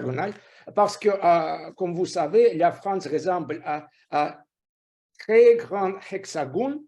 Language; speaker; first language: French; non-native, fluent; Russian